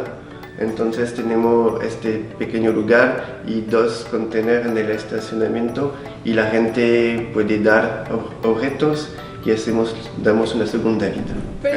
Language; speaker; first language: Spanish; non-native, fluent; French